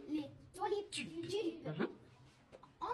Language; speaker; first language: French; non-native, learner; Arabic